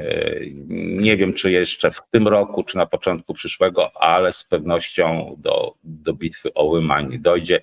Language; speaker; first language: Polish; native; Polish